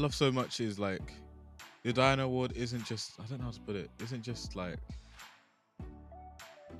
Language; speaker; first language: English; non-native, local second language; Yoruba